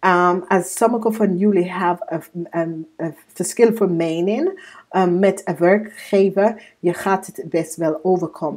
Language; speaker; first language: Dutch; non-native, learner; English